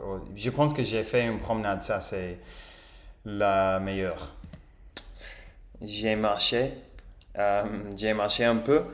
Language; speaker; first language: French; non-native, learner; English